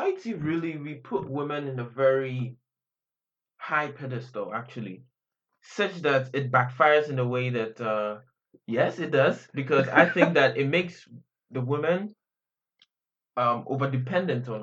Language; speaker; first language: English; non-native, local second language; Akan